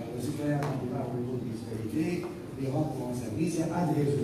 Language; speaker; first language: French; non-native, local second language; Arabic